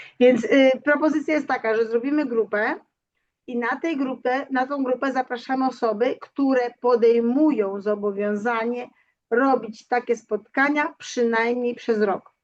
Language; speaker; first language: Polish; native; Polish